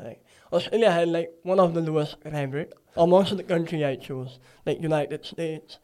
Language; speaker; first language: English; non-native, local second language; Gujarati